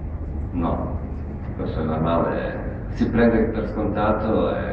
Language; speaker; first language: Italian; non-native, fluent; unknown